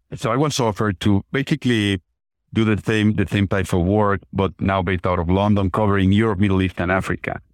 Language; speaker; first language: English; non-native, fluent; Spanish